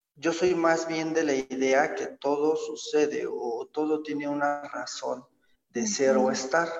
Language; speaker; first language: Spanish; native; Spanish